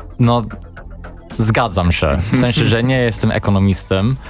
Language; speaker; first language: Polish; non-native, learner; English